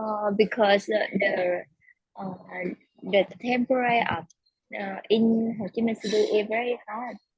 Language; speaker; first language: English; non-native, learner; Vietnamese